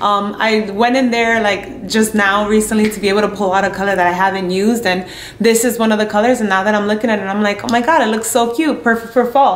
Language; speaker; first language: English; native; English